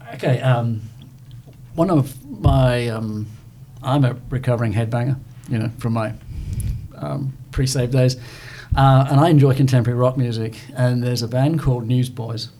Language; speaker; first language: English; native; English